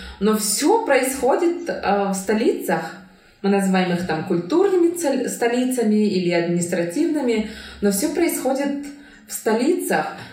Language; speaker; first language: Russian; non-native, local second language; Kyrgyz